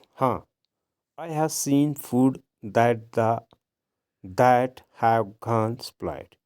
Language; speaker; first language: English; non-native, local second language; Urdu